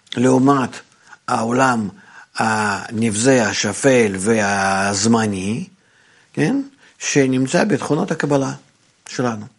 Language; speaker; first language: Hebrew; non-native, fluent; Russian